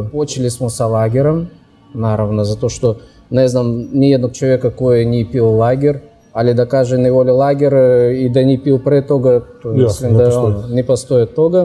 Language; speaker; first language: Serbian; non-native, fluent; Russian